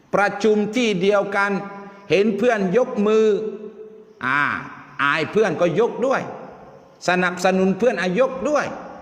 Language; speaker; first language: Thai; non-native, local second language; Malay